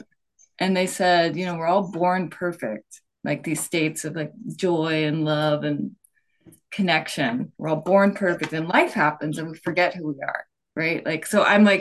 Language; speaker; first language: English; native; English